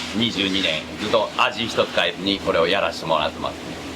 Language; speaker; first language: Japanese; native; Japanese